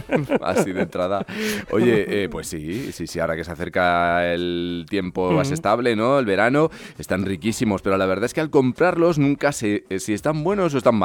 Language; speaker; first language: Spanish; native; Spanish